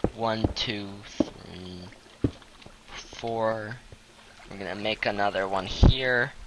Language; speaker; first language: English; non-native, fluent; Russian